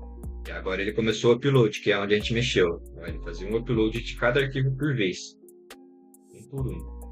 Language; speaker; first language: Portuguese; native; Portuguese